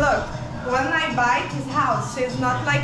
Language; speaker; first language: English; non-native, learner; Portuguese